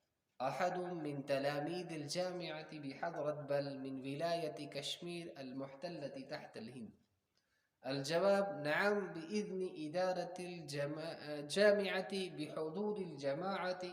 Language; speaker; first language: Arabic; non-native, fluent; Urdu